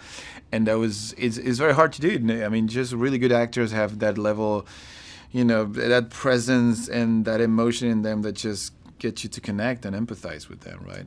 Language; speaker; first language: English; non-native, fluent; Spanish